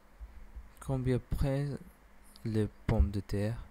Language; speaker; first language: French; non-native, learner; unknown